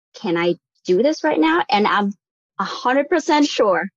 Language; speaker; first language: English; non-native, fluent; Vietnamese